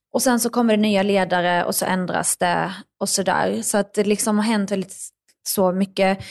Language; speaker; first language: Swedish; early bilingual, other home language; Arabic